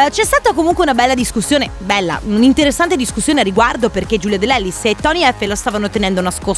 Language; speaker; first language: Italian; native; Italian